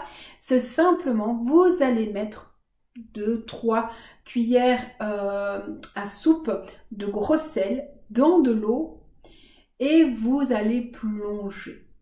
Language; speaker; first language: French; native; French